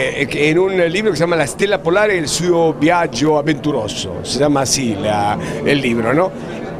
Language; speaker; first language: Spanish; native; Spanish